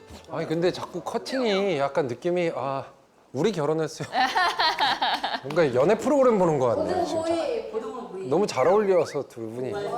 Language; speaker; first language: Korean; native; Korean